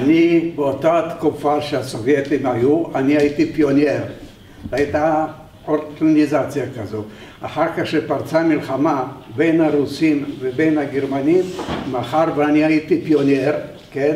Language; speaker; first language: Hebrew; non-native, fluent; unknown